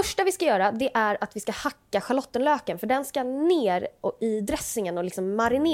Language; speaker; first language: Swedish; native; Swedish